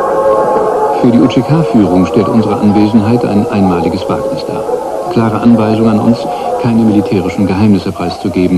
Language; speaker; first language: German; native; German